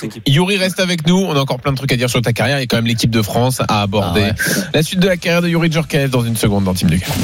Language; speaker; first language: French; native; French